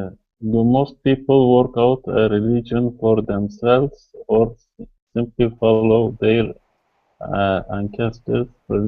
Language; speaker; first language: English; non-native, learner; Kurdish